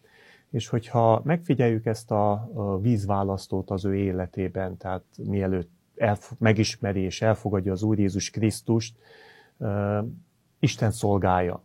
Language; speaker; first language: Hungarian; native; Hungarian